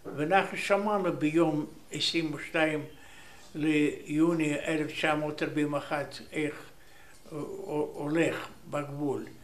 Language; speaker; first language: Hebrew; non-native, learner; Romanian